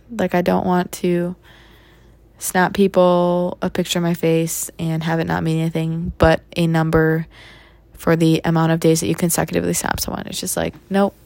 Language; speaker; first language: English; native; English